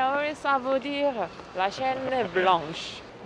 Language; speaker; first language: French; non-native, learner; Korean